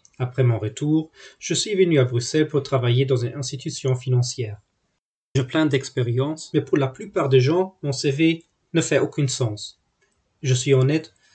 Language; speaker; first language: French; non-native, fluent; German